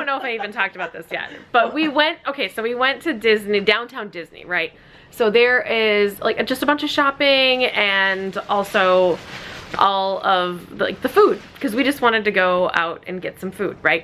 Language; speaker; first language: English; native; English